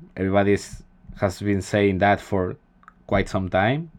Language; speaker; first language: English; non-native, fluent; Spanish